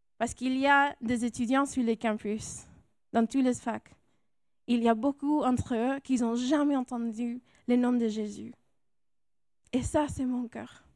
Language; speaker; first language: French; non-native, fluent; English